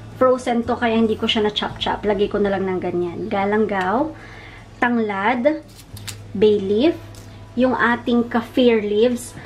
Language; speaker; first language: Filipino; non-native, local second language; Iloko